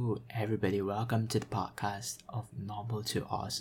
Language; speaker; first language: English; native; English